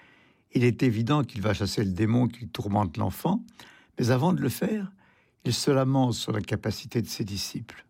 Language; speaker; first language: French; native; French